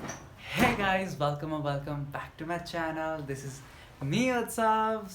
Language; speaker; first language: English; non-native, local second language; Nepali